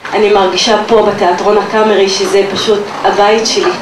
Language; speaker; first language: Hebrew; non-native, local second language; Arabic